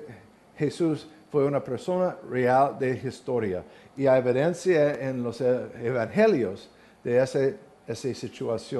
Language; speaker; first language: Spanish; non-native, learner; English